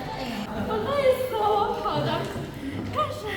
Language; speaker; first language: Chinese; non-native, learner; Mongolian